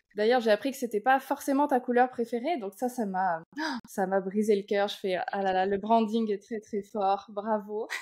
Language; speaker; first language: French; native; French